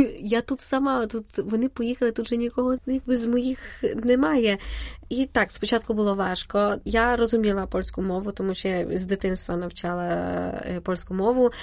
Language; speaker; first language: Ukrainian; native; Ukrainian